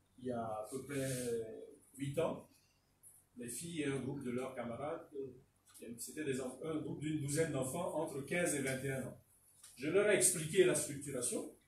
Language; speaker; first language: French; non-native, local second language; Fon